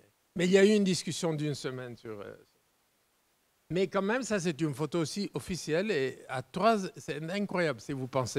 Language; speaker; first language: French; non-native, fluent; Italian